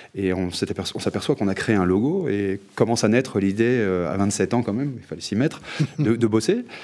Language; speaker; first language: French; native; French